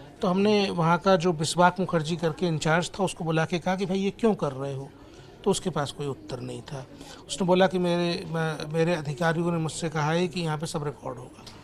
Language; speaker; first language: Hindi; native; Hindi